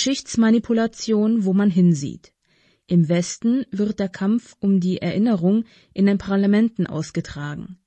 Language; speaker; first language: German; native; German